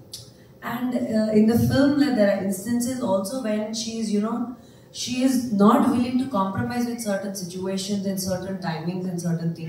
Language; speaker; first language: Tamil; non-native, learner; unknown